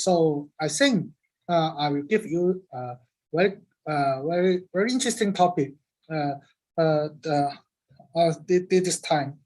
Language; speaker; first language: English; non-native, learner; Cantonese